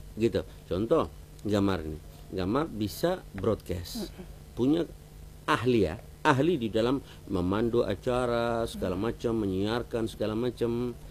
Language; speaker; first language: Indonesian; native; Indonesian